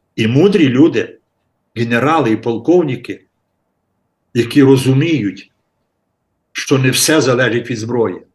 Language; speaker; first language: Ukrainian; native; Ukrainian